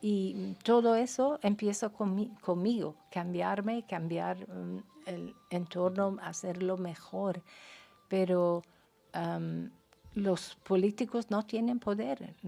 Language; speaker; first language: Spanish; non-native, fluent; Persian